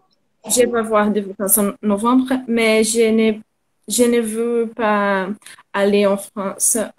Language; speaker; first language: French; non-native, learner; Portuguese